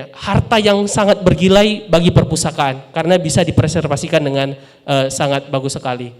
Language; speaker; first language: Indonesian; non-native, local second language; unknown